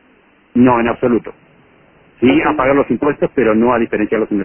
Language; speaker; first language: Spanish; native; Spanish